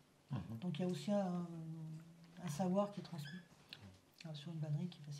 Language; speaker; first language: French; native; French